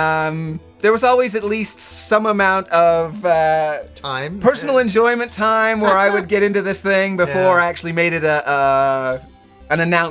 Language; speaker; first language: English; native; English